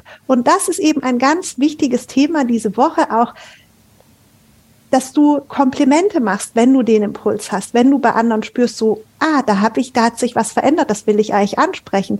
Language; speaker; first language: German; native; German